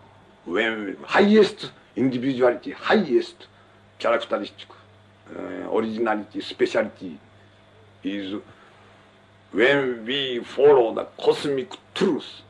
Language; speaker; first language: English; non-native, learner; Japanese